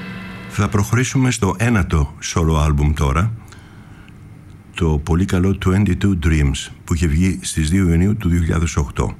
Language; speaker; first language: Greek; native; Greek